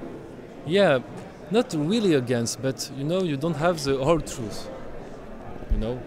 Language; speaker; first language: English; non-native, learner; French